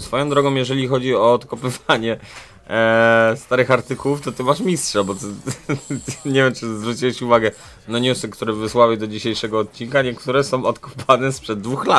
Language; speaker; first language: Polish; native; Polish